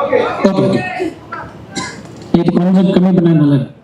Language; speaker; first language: Tamil; non-native, learner; Malayalam